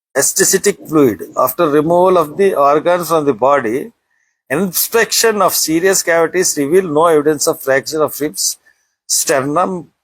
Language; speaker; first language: English; non-native, local second language; Telugu